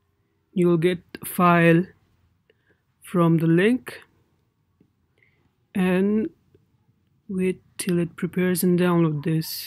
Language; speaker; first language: English; non-native, local second language; Nepali